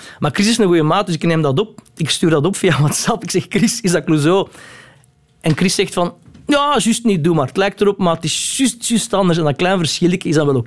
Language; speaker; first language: Dutch; native; Dutch